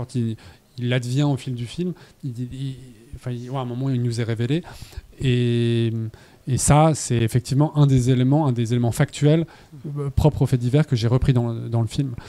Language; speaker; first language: French; native; French